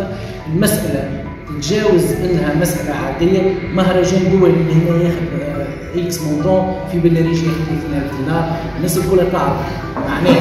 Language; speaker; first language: Arabic; native; Arabic